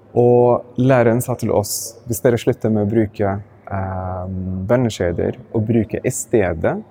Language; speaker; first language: Norwegian; non-native, fluent; Arabic